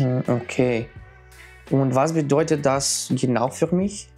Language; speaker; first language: German; non-native, fluent; Romanian